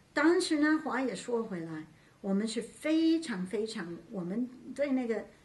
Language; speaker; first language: Chinese; non-native, fluent; English